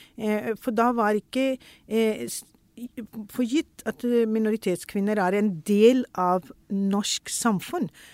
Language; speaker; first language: Norwegian; non-native, fluent; Urdu